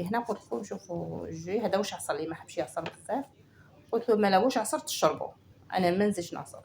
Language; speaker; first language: Arabic; native; Arabic